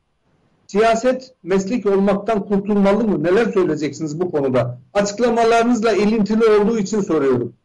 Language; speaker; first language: Turkish; native; Turkish